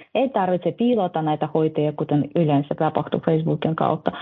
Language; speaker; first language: Finnish; non-native, fluent; Russian